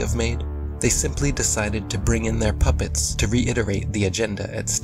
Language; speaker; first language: English; native; English